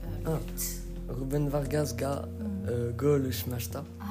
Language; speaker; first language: Japanese; non-native, learner; French